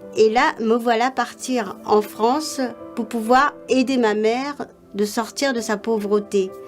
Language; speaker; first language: French; non-native, local second language; Morisyen